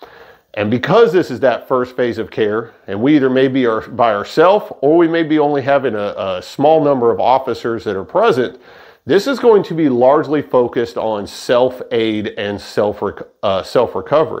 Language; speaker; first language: English; native; English